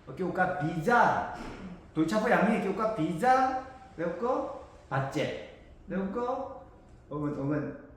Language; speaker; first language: Thai; non-native, learner; Korean